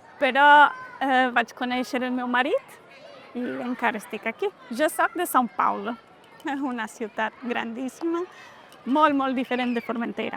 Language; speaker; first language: Catalan; non-native, fluent; Portuguese